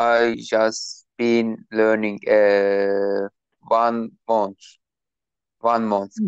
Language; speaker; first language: English; non-native, learner; Turkish